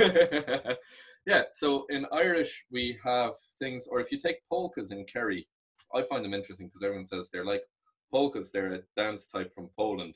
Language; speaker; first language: English; non-native, local second language; Irish